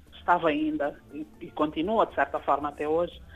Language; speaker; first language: Portuguese; non-native, local second language; Kabuverdianu